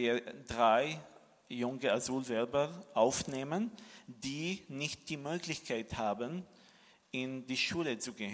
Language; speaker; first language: German; non-native, fluent; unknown